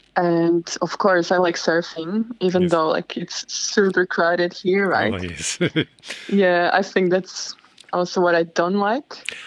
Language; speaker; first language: English; non-native, fluent; Slovak